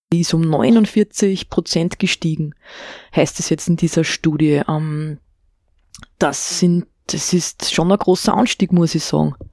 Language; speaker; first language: German; native; German